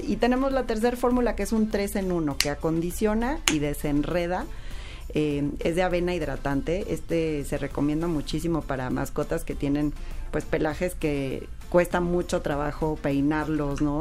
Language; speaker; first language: Spanish; native; Spanish